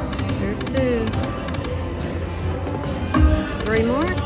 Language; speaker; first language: English; native; English